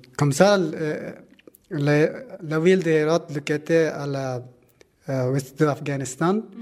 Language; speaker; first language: French; non-native, learner; Persian